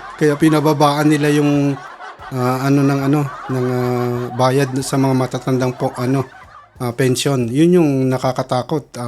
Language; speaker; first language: Filipino; early bilingual, heritage; Filipino